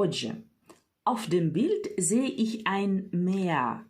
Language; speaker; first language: German; non-native, fluent; Ukrainian